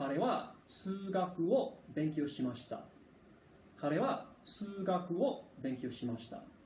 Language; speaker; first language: Japanese; non-native, fluent; English